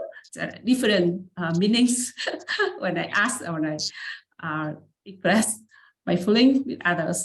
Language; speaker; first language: English; non-native, learner; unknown